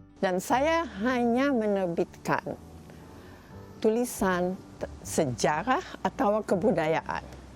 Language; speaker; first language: Indonesian; non-native, local second language; Dutch